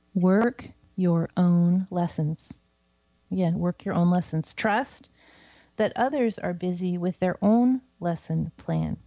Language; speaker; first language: English; native; English